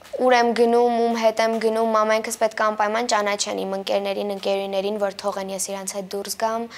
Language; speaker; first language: Armenian; early bilingual, heritage; Armenian